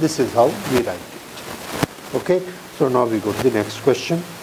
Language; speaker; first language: English; non-native, local second language; Hindi